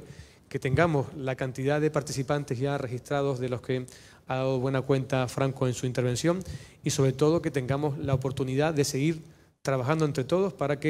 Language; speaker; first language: Spanish; native; Spanish